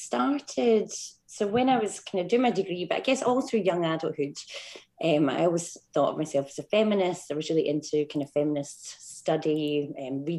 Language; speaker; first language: English; native; English